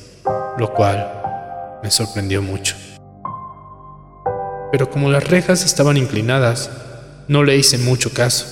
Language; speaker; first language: Spanish; native; Spanish